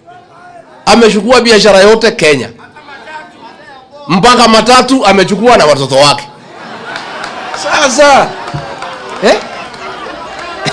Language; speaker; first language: Swahili; non-native, local second language; Kikuyu